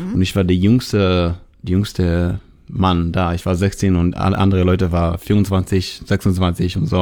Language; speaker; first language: German; non-native, learner; Hebrew